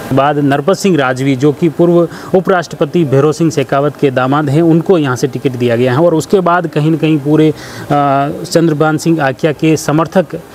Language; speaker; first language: Hindi; native; Hindi